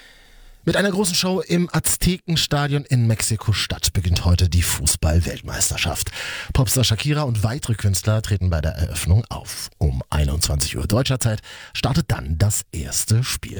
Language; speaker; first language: German; native; German